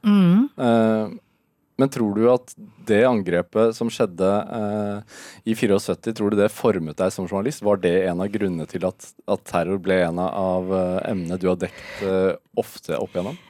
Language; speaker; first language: Norwegian; native; Norwegian